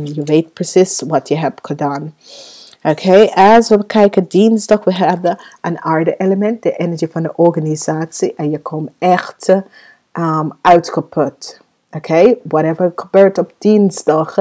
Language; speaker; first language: Dutch; non-native, fluent; English